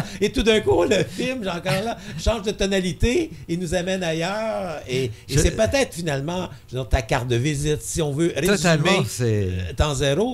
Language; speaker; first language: French; native; French